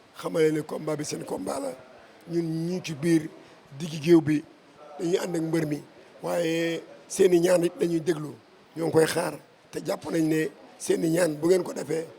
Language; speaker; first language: Wolof; native; Wolof